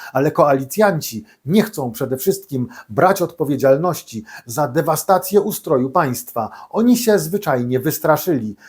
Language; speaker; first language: Polish; native; Polish